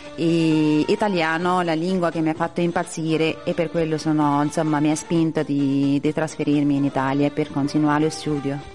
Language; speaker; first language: Italian; non-native, fluent; Arabic